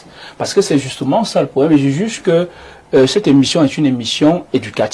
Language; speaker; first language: French; native; French